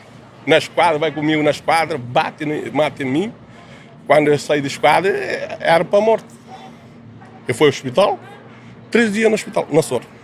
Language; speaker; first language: Portuguese; non-native, local second language; Kabuverdianu